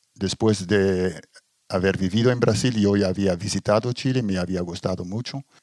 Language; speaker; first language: Spanish; non-native, fluent; Dutch